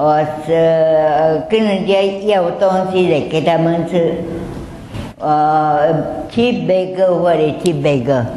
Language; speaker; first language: Chinese; non-native, local second language; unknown